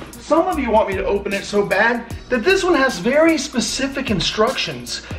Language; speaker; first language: English; native; English